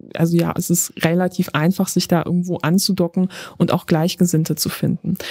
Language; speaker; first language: German; non-native, fluent; Polish